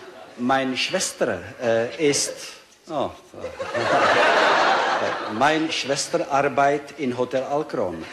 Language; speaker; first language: German; non-native, learner; Czech